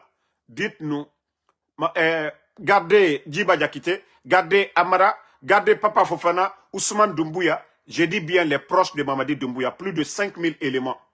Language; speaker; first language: French; non-native, local second language; Mandingo